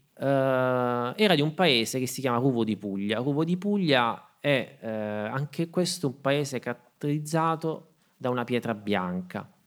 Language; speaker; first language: Italian; native; Italian